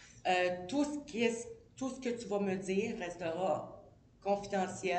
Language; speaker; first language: French; native; French